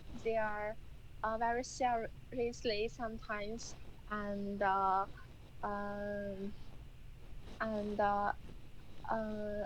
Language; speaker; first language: English; non-native, learner; Chinese